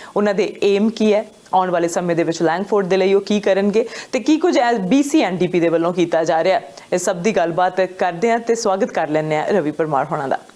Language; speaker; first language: Punjabi; native; Punjabi